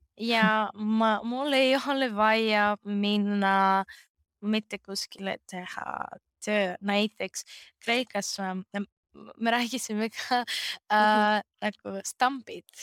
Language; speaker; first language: Estonian; non-native, learner; Greek